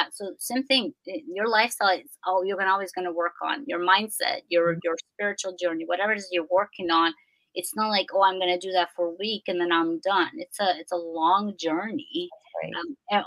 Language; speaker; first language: English; non-native, fluent; Albanian